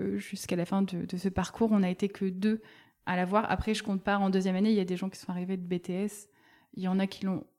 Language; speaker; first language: French; native; French